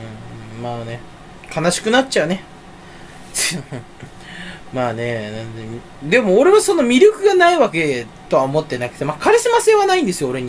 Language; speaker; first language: Japanese; native; Japanese